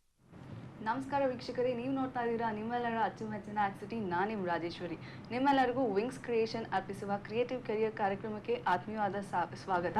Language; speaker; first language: Kannada; native; Kannada